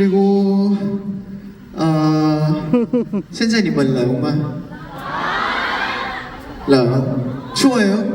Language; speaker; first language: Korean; non-native, fluent; Thai